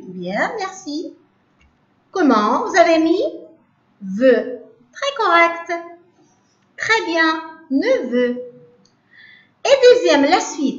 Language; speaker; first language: French; non-native, learner; Uzbek